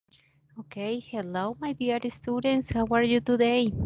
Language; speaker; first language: English; non-native, learner; Spanish